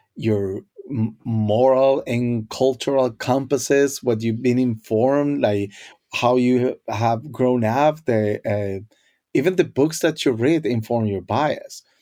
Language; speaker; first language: English; non-native, fluent; Spanish